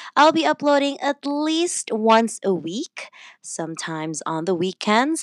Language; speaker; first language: English; non-native, local second language; Cebuano